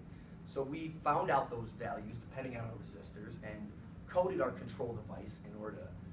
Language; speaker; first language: English; native; English